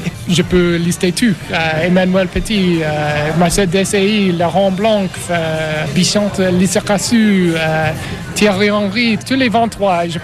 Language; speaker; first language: French; non-native, learner; English